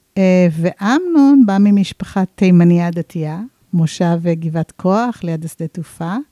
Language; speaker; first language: Hebrew; non-native, fluent; English